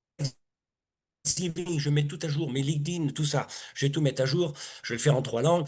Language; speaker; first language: French; native; French